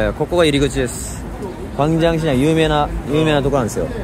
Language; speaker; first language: Japanese; non-native, fluent; Korean